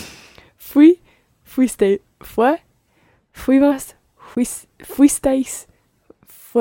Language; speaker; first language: Spanish; non-native, learner; English